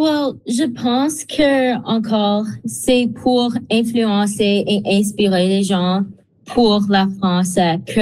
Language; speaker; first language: French; non-native, local second language; English